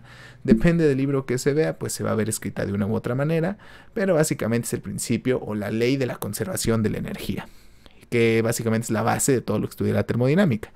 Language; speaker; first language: Spanish; native; Spanish